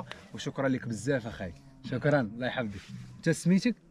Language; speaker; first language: Arabic; native; Arabic